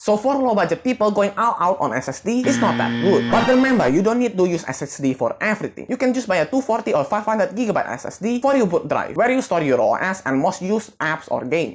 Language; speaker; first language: English; non-native, fluent; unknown